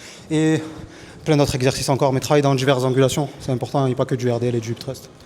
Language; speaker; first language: French; native; French